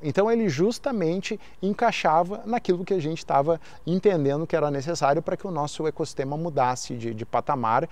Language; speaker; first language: Portuguese; native; Portuguese